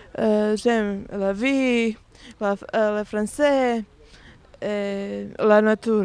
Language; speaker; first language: French; non-native, learner; Bosnian